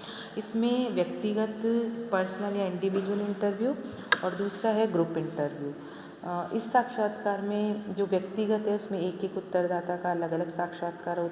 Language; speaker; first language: Hindi; native; Hindi